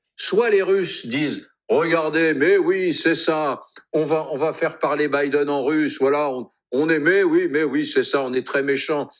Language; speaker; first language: French; native; French